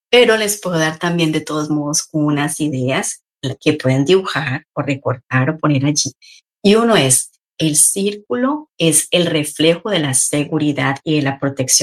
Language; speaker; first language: Spanish; native; Spanish